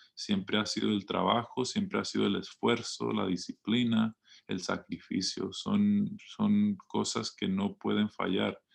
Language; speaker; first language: Spanish; early bilingual, heritage; Spanish